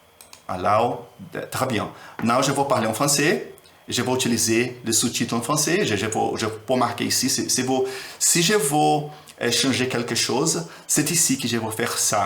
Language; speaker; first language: French; non-native, learner; Portuguese